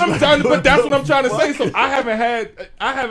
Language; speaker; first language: English; native; English